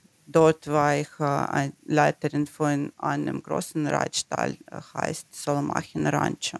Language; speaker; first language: German; non-native, learner; Ukrainian